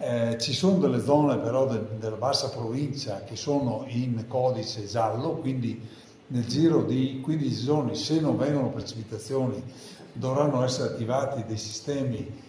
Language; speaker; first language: Italian; native; Italian